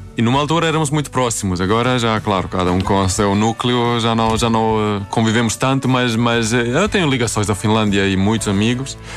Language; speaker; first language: Portuguese; non-native, fluent; Swedish